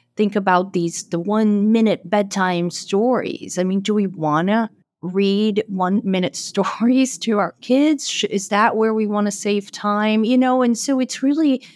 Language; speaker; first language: English; non-native, fluent; Portuguese